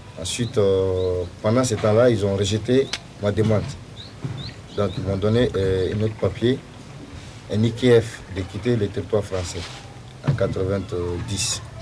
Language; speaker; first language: French; non-native, local second language; Soninke